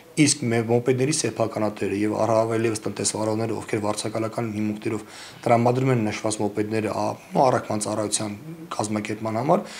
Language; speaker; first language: Armenian; native; Armenian